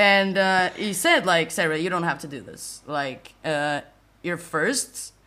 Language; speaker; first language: English; non-native, fluent; Portuguese